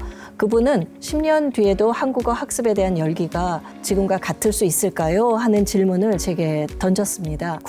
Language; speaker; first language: Korean; native; Korean